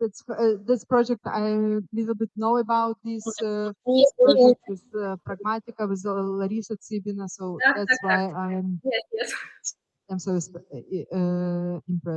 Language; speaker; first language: English; non-native, fluent; Ukrainian